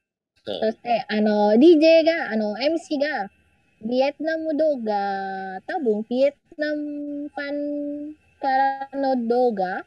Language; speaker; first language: Japanese; non-native, learner; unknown